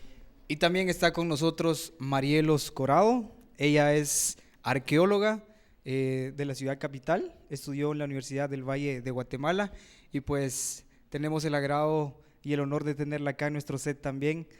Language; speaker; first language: Spanish; native; Spanish